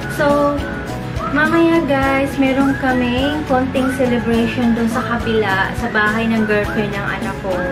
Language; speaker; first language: Filipino; non-native, local second language; Cebuano